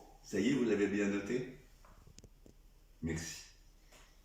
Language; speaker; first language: French; native; French